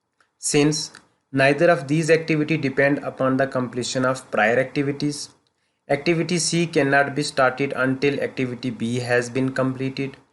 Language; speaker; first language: English; non-native, local second language; Hindi